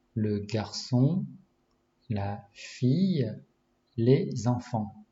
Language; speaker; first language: French; non-native, learner; Japanese